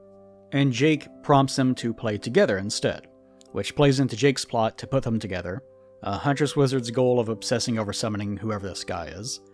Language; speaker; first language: English; native; English